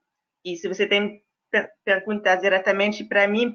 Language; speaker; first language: Portuguese; non-native, fluent; French